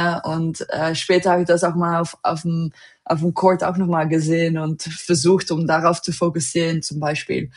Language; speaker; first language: German; non-native, fluent; Dutch